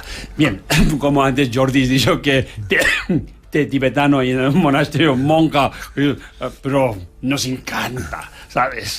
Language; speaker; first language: Spanish; non-native, learner; Tibetan